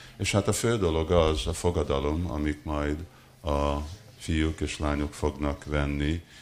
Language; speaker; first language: Hungarian; early bilingual, heritage; Hungarian